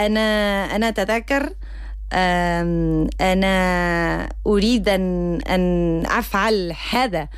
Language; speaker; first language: Arabic; non-native, learner; Spanish